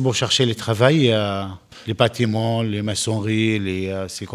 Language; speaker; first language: French; non-native, learner; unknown